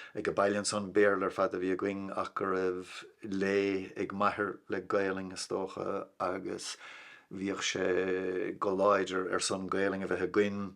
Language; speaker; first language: Irish; non-native, local second language; English